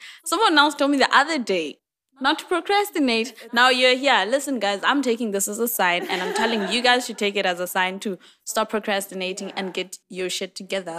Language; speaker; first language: English; non-native, local second language; Swati